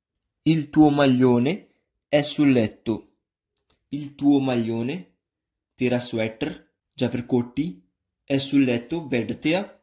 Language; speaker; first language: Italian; non-native, fluent; Punjabi